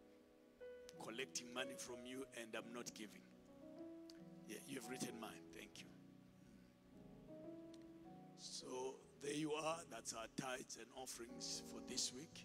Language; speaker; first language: English; non-native, local second language; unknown